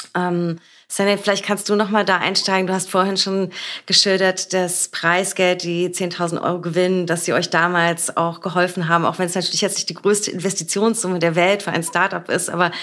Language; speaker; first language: German; native; German